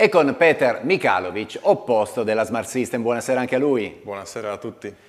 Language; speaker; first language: Italian; native; Italian